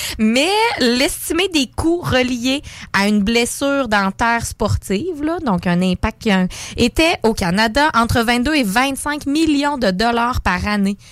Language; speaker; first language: French; native; French